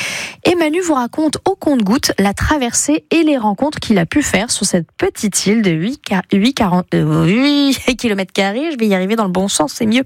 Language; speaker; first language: French; native; French